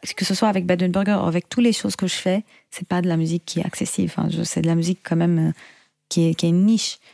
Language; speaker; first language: French; non-native, fluent; Arabic